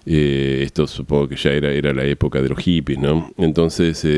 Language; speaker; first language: Spanish; native; Spanish